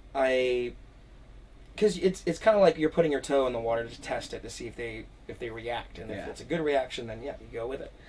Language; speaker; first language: English; native; English